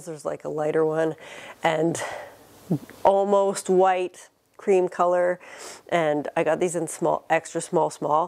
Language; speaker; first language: English; native; English